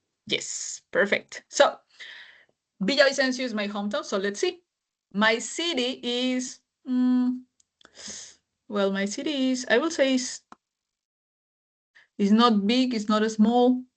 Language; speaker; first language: English; non-native, fluent; Spanish